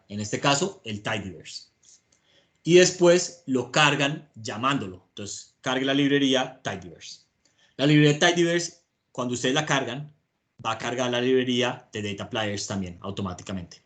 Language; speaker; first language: Spanish; native; Spanish